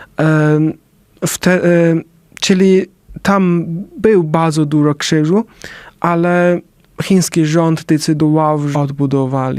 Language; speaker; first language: Polish; non-native, learner; Chinese